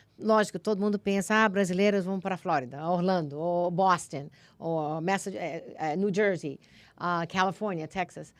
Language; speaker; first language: Portuguese; early bilingual, heritage; Portuguese